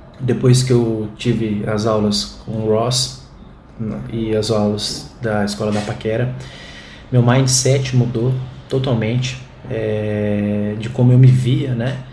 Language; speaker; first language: Portuguese; native; Portuguese